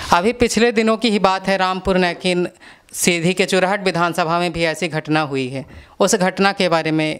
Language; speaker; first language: Hindi; native; Hindi